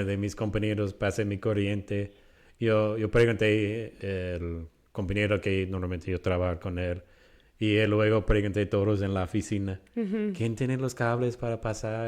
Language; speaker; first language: Spanish; non-native, fluent; English